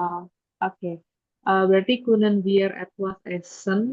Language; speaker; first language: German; non-native, learner; Indonesian